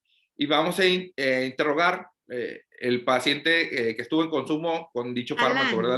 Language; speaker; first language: Spanish; native; Spanish